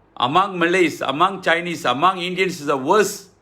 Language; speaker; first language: English; non-native, local second language; Tamil